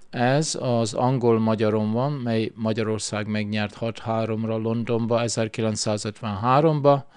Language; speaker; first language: Hungarian; early bilingual, heritage; Hungarian